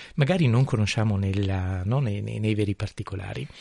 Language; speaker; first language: Italian; native; Italian